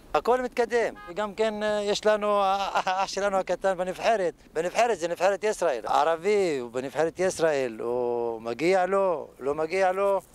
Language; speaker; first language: Hebrew; non-native, local second language; Arabic